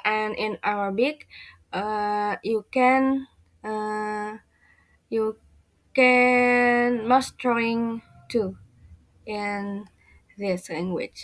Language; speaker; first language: English; non-native, learner; Indonesian